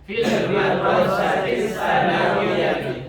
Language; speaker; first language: Arabic; non-native, learner; Indonesian